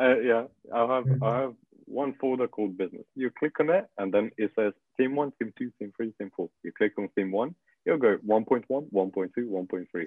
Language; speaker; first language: English; non-native, fluent; Russian